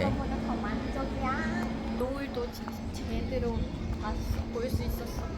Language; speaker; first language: Korean; non-native, fluent; Lao